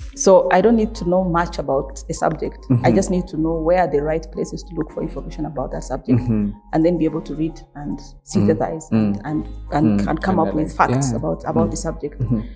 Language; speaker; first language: English; non-native, local second language; Nyankole